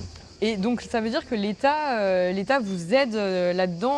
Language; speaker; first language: French; native; French